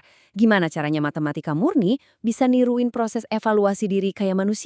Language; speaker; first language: Indonesian; native; Indonesian